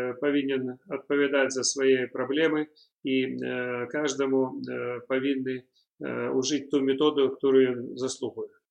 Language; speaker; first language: Polish; non-native, learner; Belarusian